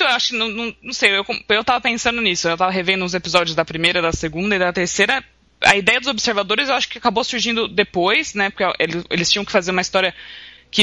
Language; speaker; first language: Portuguese; native; Portuguese